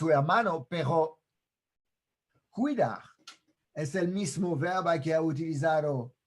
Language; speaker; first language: Spanish; non-native, fluent; French